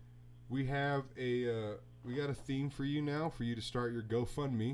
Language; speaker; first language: English; native; English